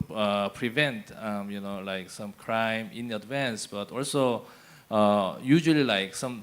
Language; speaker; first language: English; non-native, fluent; Korean